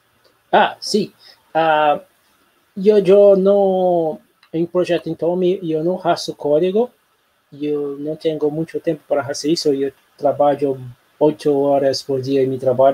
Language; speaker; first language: Spanish; non-native, learner; Portuguese